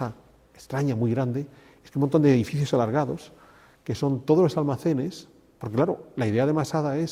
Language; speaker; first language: Spanish; native; Spanish